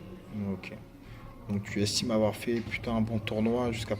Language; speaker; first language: French; native; French